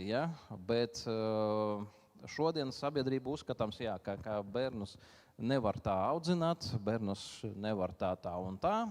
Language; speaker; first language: Latvian; non-native, local second language; Russian